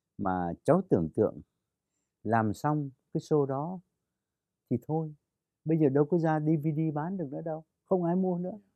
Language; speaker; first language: Vietnamese; native; Vietnamese